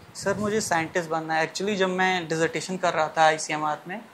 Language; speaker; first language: Hindi; native; Hindi